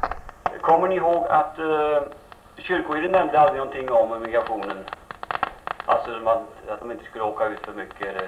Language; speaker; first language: Swedish; native; Swedish